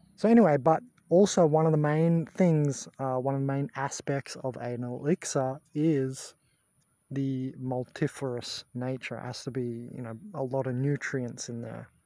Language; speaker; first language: English; native; English